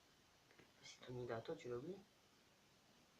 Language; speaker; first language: French; native; French